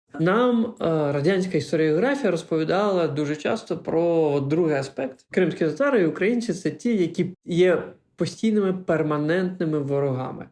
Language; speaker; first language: Ukrainian; non-native, local second language; Crimean Tatar